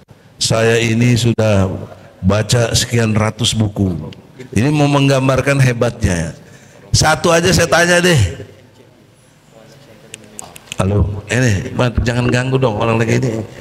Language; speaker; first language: Indonesian; native; Indonesian